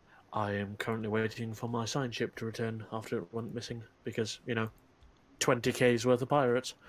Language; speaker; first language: English; native; English